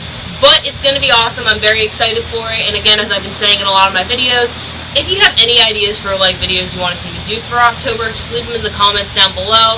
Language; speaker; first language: English; native; English